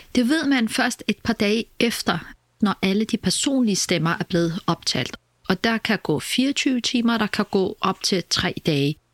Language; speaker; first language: Danish; early bilingual, other home language; Kurdish